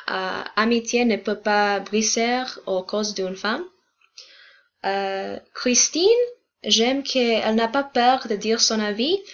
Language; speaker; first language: French; non-native, learner; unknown